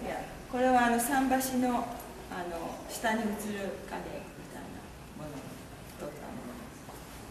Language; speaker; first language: Japanese; native; Japanese